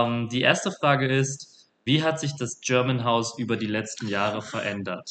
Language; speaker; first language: German; native; German